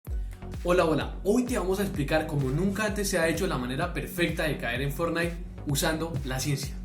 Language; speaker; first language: Spanish; native; Spanish